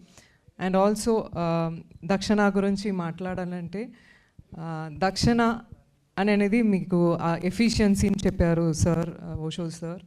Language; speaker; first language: Telugu; non-native, learner; Tamil